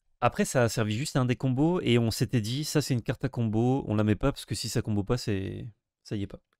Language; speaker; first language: French; native; French